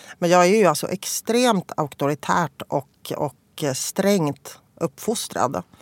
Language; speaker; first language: Swedish; early bilingual, other home language; Polish